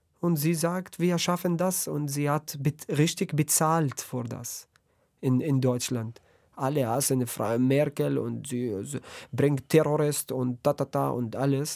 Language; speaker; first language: German; non-native, learner; Arabic